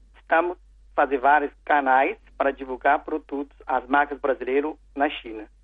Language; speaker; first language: Portuguese; non-native, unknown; Chinese